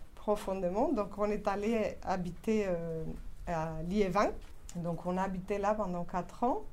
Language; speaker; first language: French; non-native, fluent; Spanish